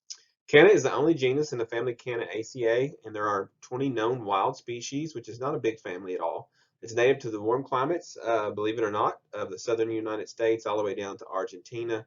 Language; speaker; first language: English; native; English